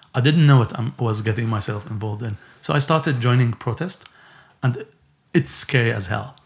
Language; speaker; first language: English; non-native, fluent; Arabic